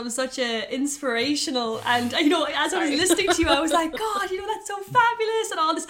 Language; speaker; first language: English; native; English